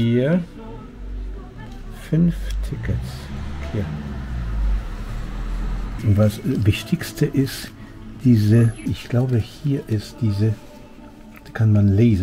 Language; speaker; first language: German; non-native, learner; Polish